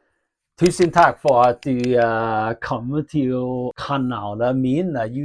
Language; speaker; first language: Norwegian; non-native, learner; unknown